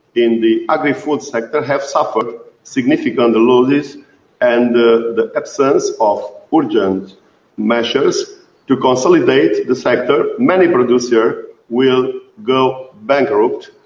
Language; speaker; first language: English; non-native, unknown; Romanian